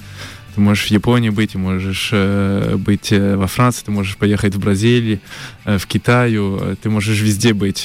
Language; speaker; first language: Russian; early bilingual, heritage; French